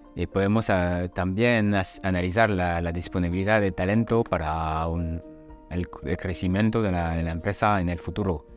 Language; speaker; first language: Spanish; non-native, fluent; French